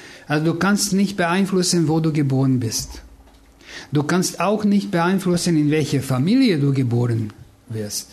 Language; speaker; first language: German; non-native, fluent; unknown